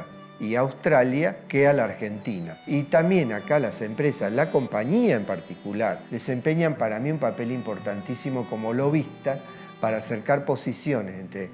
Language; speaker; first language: Spanish; native; Spanish